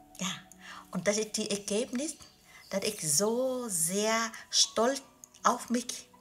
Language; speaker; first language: German; non-native, learner; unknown